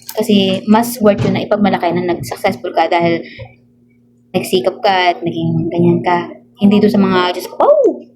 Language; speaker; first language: Filipino; non-native, local second language; Cebuano